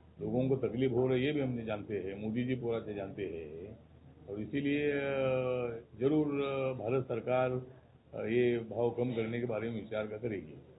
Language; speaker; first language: Hindi; non-native, local second language; Marathi